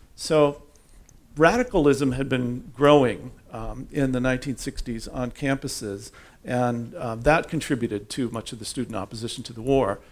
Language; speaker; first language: English; native; English